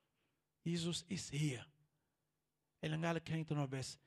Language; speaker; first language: German; non-native, learner; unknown